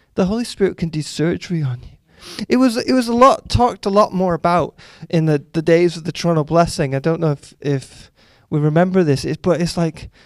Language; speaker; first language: English; native; English